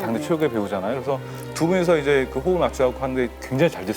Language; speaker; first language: Korean; native; Korean